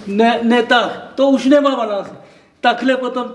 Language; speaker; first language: Czech; non-native, learner; Korean